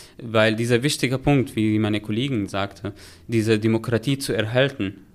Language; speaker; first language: German; non-native, fluent; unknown